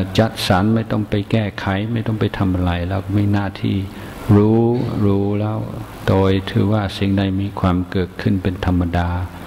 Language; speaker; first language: Thai; non-native, fluent; English